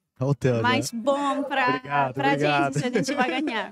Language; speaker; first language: Portuguese; non-native, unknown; Italian